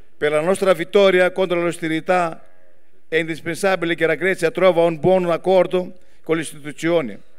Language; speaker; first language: Italian; non-native, fluent; Greek